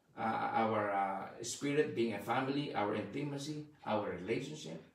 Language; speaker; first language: English; non-native, local second language; Filipino